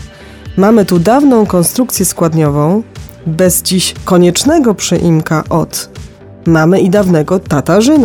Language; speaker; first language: Polish; native; Polish